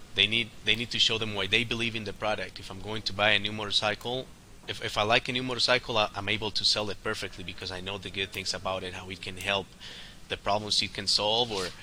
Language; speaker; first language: English; non-native, fluent; Spanish